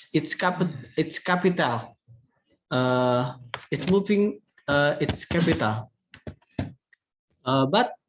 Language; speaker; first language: English; non-native, learner; Indonesian